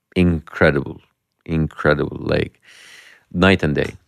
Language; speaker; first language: English; non-native, fluent; Arabic